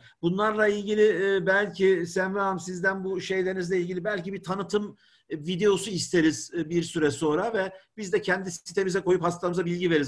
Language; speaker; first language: Turkish; native; Turkish